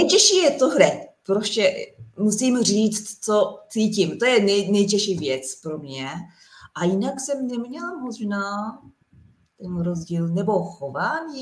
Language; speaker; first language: Czech; non-native, learner; Japanese